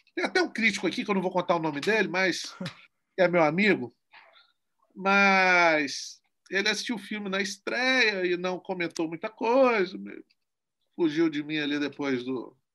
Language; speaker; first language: Portuguese; native; Portuguese